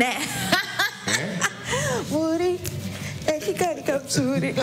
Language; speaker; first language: Greek; non-native, learner; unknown